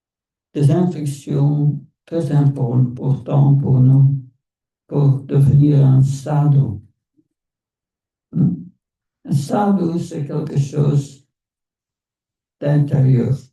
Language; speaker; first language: French; non-native, fluent; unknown